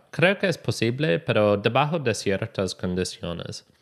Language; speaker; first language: Spanish; non-native, learner; English